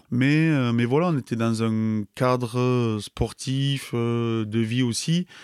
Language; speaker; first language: French; native; French